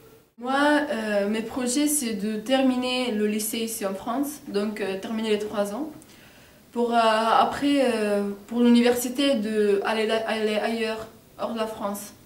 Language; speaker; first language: French; non-native, fluent; Italian